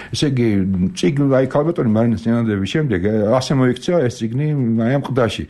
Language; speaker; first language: Georgian; native; Georgian